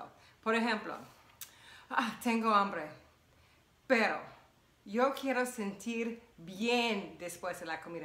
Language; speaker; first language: Spanish; non-native, fluent; English